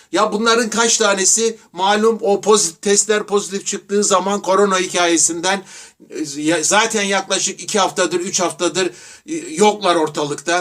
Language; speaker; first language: Turkish; native; Turkish